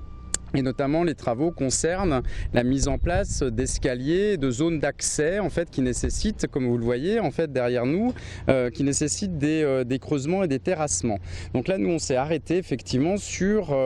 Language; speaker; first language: French; native; French